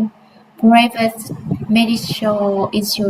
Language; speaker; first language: English; non-native, learner; Vietnamese